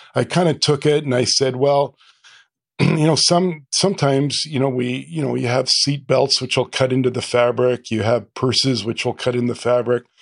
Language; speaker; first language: English; native; English